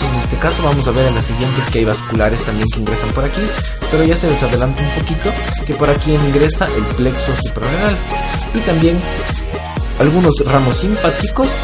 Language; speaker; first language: Spanish; native; Spanish